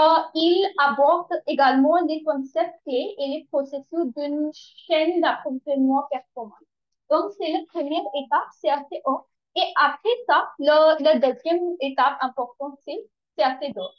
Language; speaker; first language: French; non-native, learner; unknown